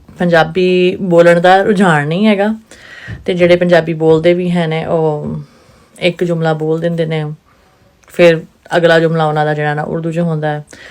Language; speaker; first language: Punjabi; non-native, local second language; Urdu